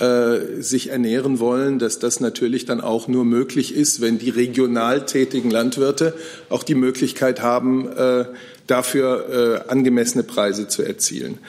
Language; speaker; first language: German; native; German